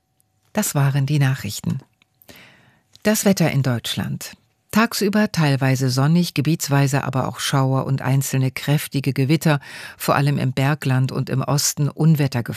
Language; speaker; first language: German; native; German